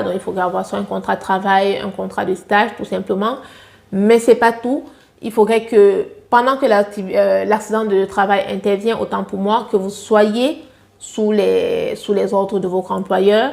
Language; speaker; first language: French; native; French